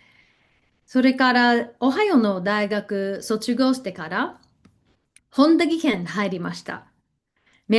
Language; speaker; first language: Japanese; non-native, fluent; English